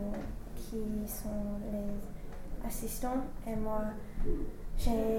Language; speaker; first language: French; non-native, learner; English